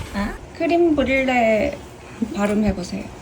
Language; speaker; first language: Korean; native; Korean